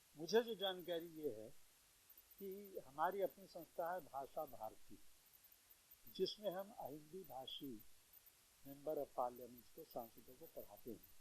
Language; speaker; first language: Hindi; native; Hindi